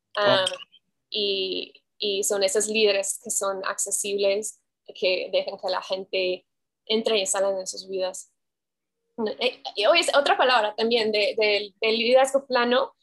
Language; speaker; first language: Spanish; non-native, fluent; English